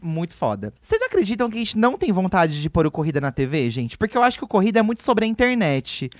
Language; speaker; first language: Portuguese; native; Portuguese